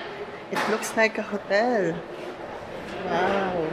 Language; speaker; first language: English; non-native, local second language; Filipino